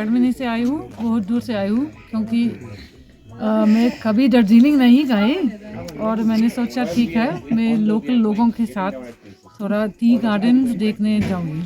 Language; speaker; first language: Hindi; non-native, learner; German